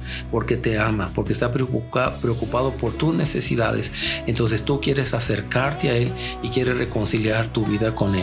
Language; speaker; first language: Spanish; native; Spanish